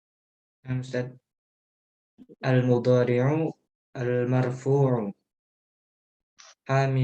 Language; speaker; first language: Arabic; non-native, learner; Indonesian